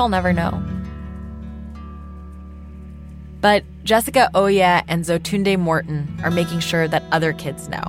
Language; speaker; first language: English; non-native, local second language; Urdu